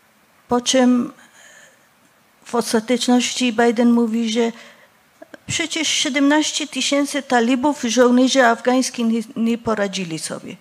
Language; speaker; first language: Polish; non-native, fluent; Persian